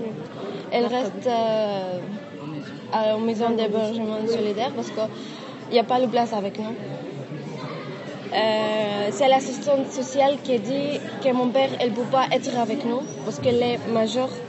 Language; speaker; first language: French; non-native, learner; Arabic